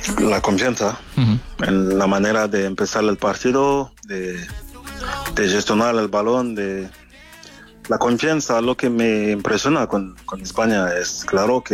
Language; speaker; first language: Spanish; non-native, fluent; French